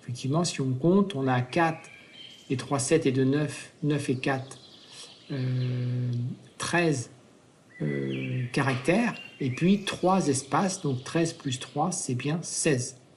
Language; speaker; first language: French; native; French